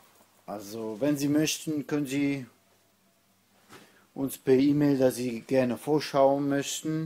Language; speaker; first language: German; non-native, learner; Italian